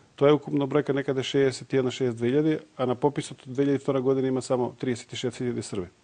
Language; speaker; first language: Macedonian; non-native, local second language; Serbian